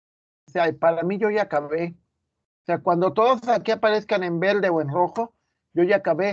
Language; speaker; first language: Spanish; native; Spanish